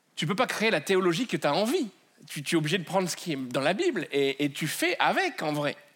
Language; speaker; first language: French; native; French